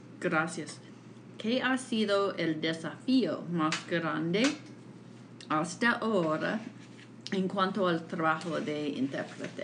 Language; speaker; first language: Spanish; non-native, fluent; English